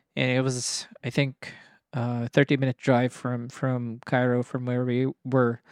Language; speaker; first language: English; non-native, local second language; Cebuano